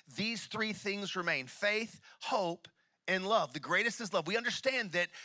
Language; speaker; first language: English; native; English